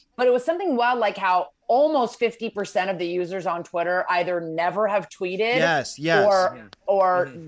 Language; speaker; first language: English; native; English